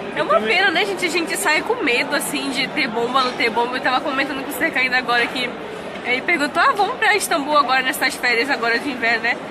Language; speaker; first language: Portuguese; native; Portuguese